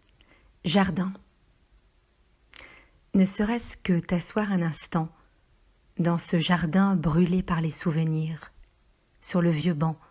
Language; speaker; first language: French; native; French